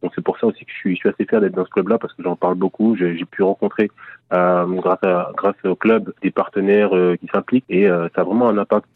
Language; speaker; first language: French; native; French